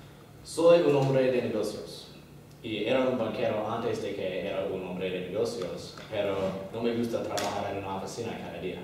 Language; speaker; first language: Spanish; non-native, learner; English